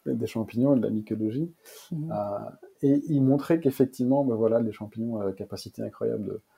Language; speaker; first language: French; native; French